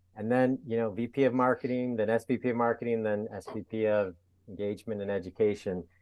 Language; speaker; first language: English; native; English